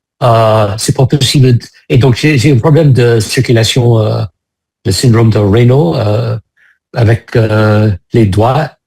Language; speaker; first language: French; non-native, fluent; English